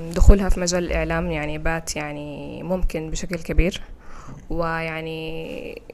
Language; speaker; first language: Arabic; non-native, local second language; Fula